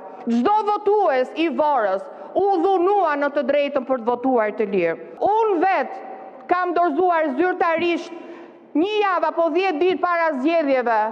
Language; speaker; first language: Albanian; native; Albanian